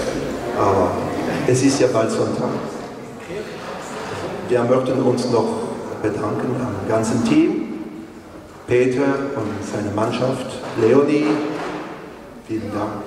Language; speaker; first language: German; non-native, learner; French